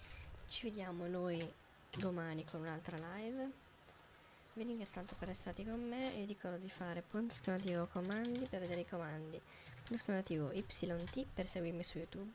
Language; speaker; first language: Italian; native; Italian